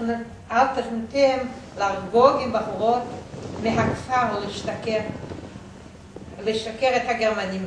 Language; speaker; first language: Hebrew; non-native, fluent; Yiddish